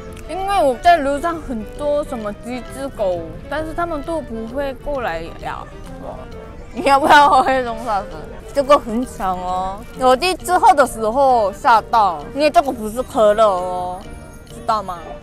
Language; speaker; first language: Chinese; non-native, fluent; Korean